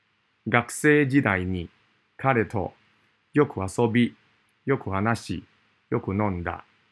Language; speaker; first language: Japanese; non-native, fluent; Cantonese